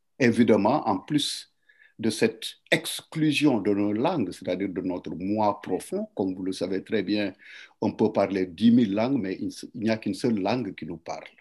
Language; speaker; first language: French; non-native, local second language; Wolof